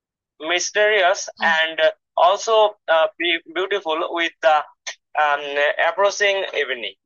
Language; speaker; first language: English; non-native, learner; Bangla